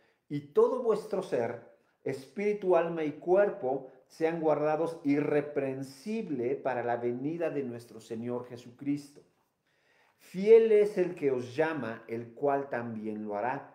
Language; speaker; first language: Spanish; native; Spanish